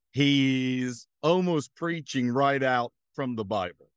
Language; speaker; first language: English; native; English